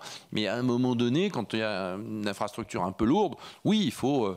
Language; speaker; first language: French; native; French